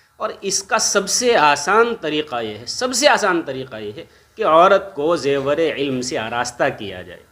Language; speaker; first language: Urdu; native; Urdu